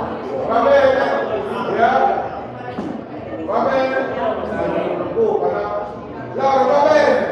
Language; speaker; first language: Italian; non-native, learner; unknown